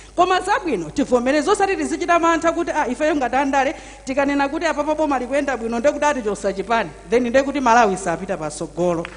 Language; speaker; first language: Nyanja; native; Nyanja